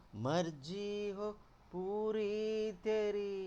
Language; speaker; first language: Hindi; non-native, local second language; Telugu